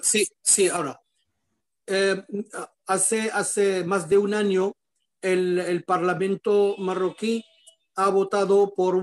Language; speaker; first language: Spanish; non-native, fluent; Arabic